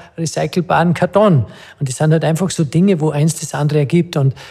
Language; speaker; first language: German; native; German